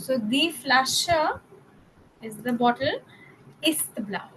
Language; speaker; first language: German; non-native, fluent; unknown